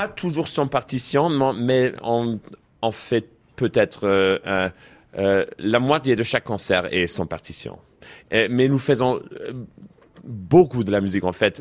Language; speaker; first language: French; non-native, learner; English